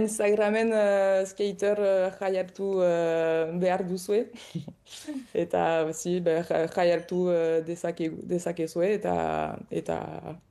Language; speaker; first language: Basque; non-native, local second language; French